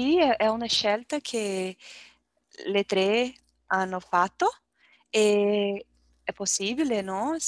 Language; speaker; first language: Italian; non-native, learner; Portuguese